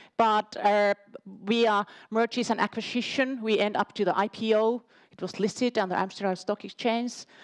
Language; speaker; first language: English; non-native, fluent; Finnish